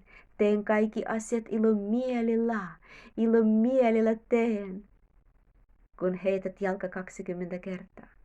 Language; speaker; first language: Finnish; non-native, learner; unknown